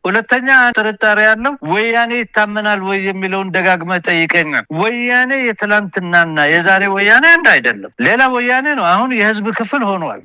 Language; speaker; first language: Amharic; non-native, local second language; Oromo